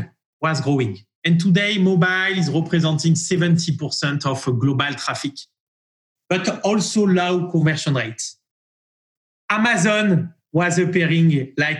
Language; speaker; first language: English; non-native, fluent; French